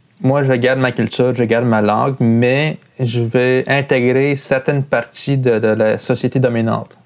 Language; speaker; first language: French; non-native, local second language; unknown